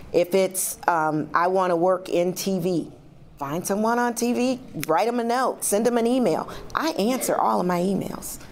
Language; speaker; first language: English; native; English